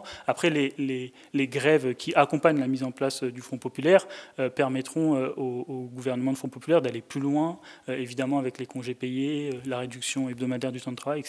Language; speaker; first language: French; native; French